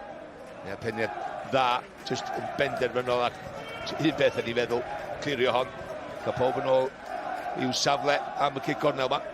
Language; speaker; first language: Welsh; native; Welsh